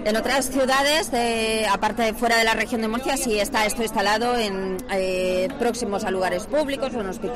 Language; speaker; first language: Spanish; native; Spanish